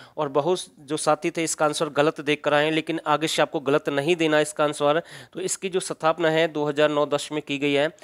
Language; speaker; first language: Hindi; native; Hindi